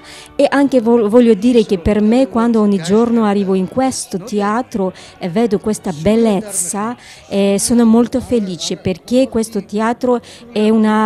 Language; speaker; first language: Italian; non-native, learner; Georgian